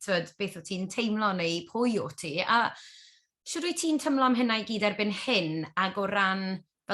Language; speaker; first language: Welsh; native; Welsh